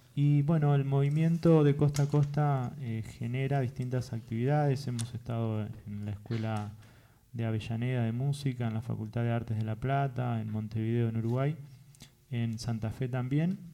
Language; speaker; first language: Spanish; native; Spanish